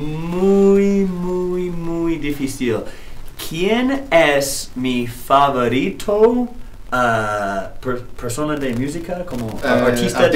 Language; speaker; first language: Spanish; non-native, learner; English